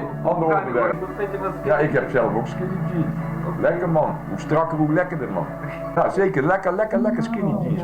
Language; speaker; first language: Dutch; native; Dutch